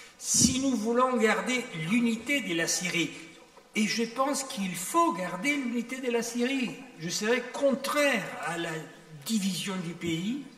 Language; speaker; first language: French; non-native, fluent; Italian